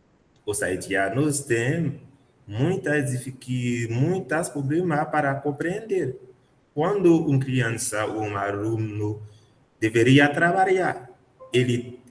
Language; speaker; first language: Portuguese; non-native, learner; Haitian Creole